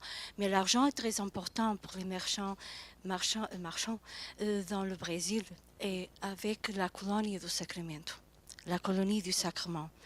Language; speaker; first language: French; non-native, fluent; Portuguese